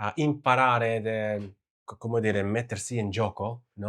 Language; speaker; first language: Italian; non-native, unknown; English